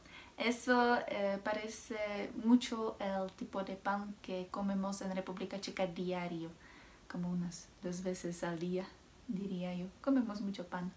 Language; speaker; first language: Spanish; non-native, fluent; Czech